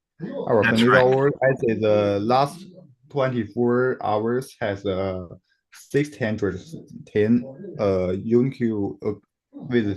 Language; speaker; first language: English; non-native, learner; Chinese